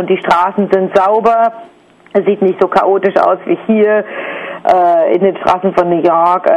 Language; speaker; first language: German; native; German